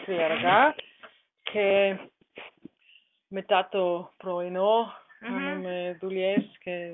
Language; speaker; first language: Greek; non-native, learner; German